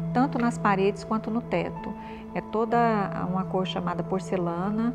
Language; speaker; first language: Portuguese; native; Portuguese